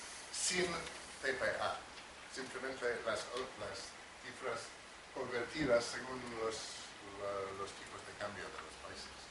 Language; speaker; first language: Spanish; non-native, fluent; English